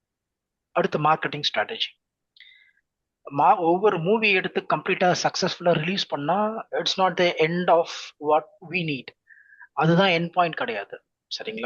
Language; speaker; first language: Tamil; native; Tamil